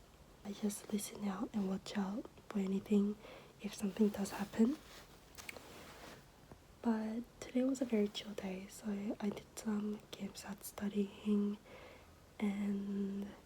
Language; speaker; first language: English; non-native, fluent; Korean